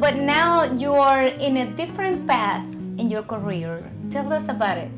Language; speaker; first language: English; non-native, fluent; Spanish